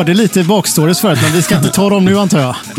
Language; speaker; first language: Swedish; native; Swedish